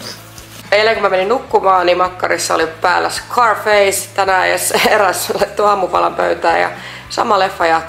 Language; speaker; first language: Finnish; native; Finnish